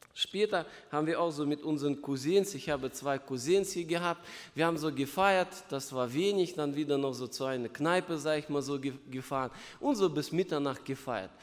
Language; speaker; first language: German; non-native, fluent; Russian